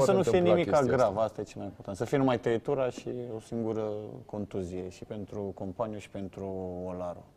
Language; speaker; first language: Romanian; native; Romanian